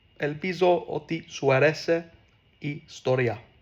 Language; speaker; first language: Greek; non-native, learner; English